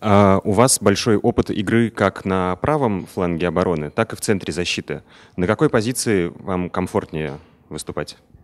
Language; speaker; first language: Russian; native; Russian